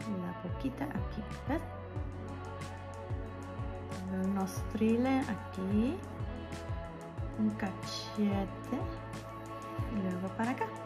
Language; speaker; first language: Spanish; early bilingual, heritage; Spanish